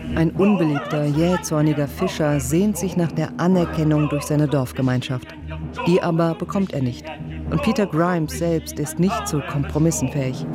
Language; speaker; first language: German; native; German